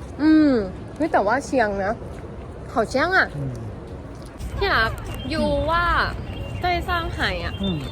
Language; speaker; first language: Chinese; non-native, learner; Thai